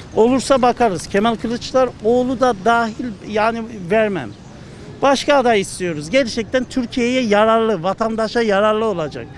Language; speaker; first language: Turkish; native; Turkish